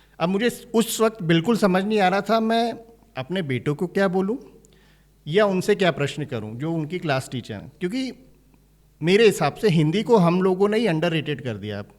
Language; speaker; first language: Hindi; native; Hindi